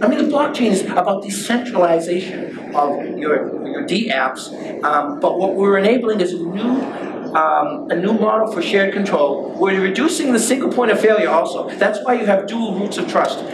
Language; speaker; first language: English; native; English